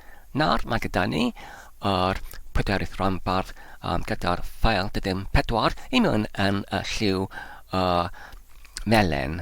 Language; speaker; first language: Welsh; non-native, learner; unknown